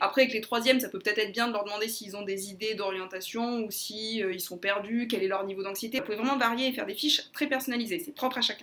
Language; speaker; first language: French; native; French